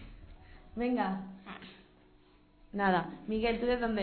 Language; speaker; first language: Spanish; native; Spanish